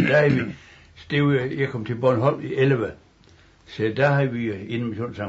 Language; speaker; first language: Danish; native; Danish